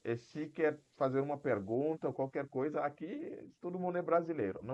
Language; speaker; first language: Portuguese; non-native, fluent; French